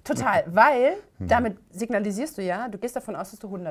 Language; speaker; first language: German; native; German